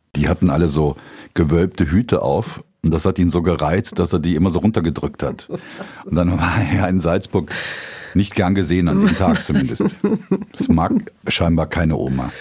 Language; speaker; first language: German; native; German